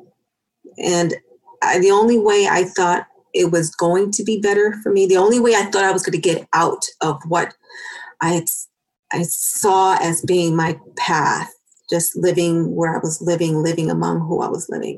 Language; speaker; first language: English; native; English